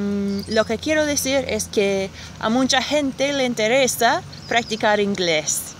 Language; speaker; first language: Spanish; non-native, fluent; English